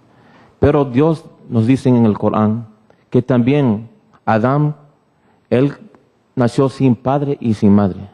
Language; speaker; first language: Spanish; early bilingual, heritage; Spanish